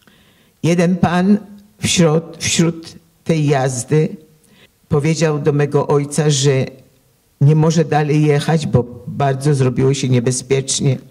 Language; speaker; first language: Polish; early bilingual, heritage; Polish